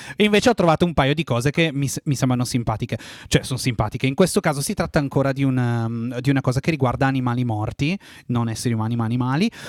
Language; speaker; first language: Italian; native; Italian